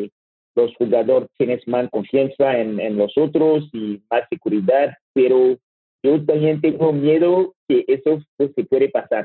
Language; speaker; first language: Spanish; non-native, learner; French